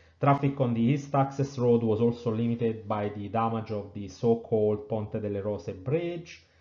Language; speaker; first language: English; non-native, fluent; Italian